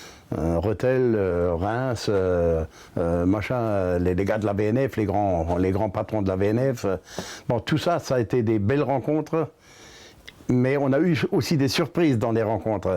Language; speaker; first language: French; native; French